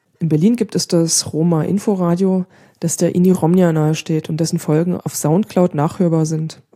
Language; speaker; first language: German; native; German